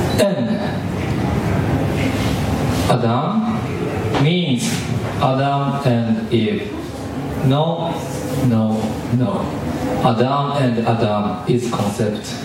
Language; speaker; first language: English; non-native, learner; Japanese